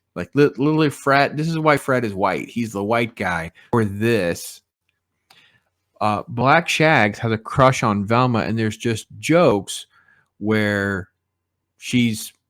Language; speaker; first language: English; native; English